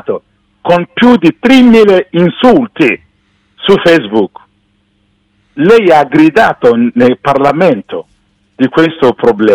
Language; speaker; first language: Italian; non-native, fluent; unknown